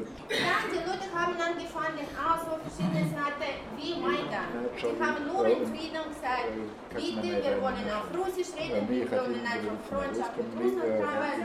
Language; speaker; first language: German; non-native, learner; Russian